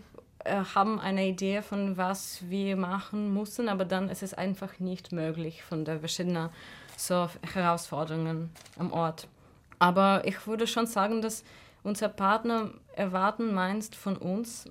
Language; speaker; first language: German; non-native, fluent; Russian